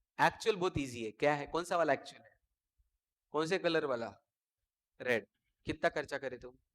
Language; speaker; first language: Hindi; non-native, local second language; Marathi